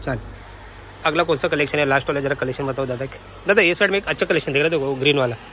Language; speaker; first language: Hindi; non-native, local second language; Marathi